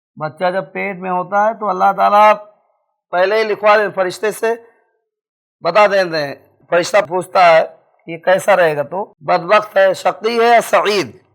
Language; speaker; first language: Urdu; native; Urdu